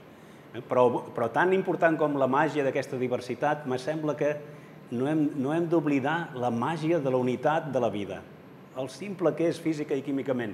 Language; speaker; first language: Catalan; native; Catalan